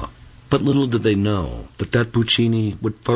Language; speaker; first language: English; native; English